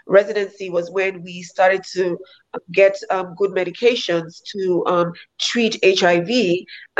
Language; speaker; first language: English; non-native, local second language; Yoruba